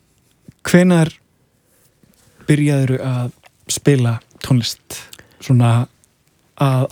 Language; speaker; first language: Icelandic; native; Icelandic